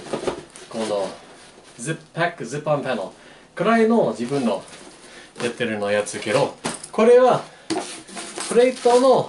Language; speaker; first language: Japanese; non-native, learner; English